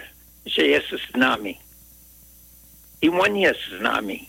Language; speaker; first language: Polish; early bilingual, heritage; Polish